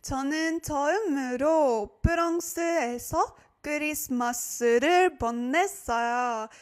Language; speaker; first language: Korean; non-native, fluent; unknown